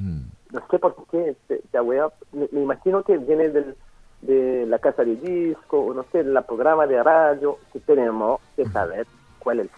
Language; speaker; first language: Spanish; non-native, fluent; French